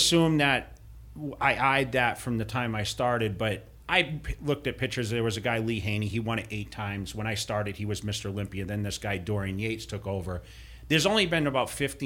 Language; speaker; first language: English; native; English